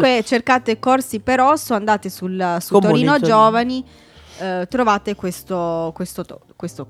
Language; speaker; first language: Italian; native; Italian